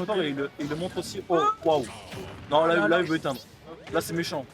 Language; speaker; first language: French; native; French